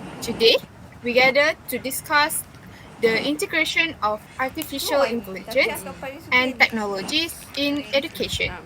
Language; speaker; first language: English; non-native, local second language; Malay